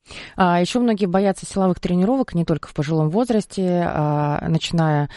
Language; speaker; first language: Russian; native; Russian